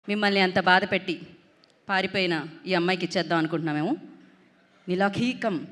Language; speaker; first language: Telugu; native; Telugu